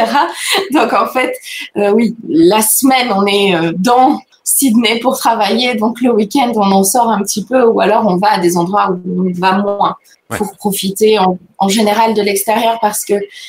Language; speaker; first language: French; native; French